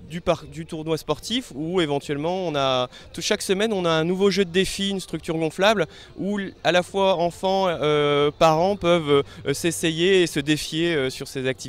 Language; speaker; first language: French; native; French